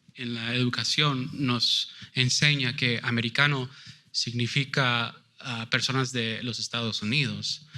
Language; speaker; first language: Spanish; early bilingual, other home language; English